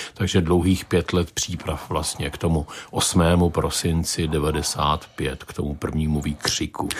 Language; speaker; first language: Czech; native; Czech